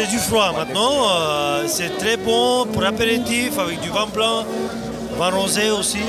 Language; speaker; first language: French; non-native, learner; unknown